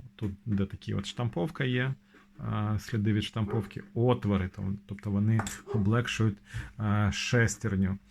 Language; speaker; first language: Ukrainian; non-native, local second language; Russian